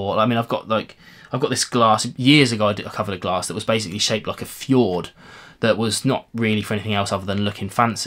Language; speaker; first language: English; native; English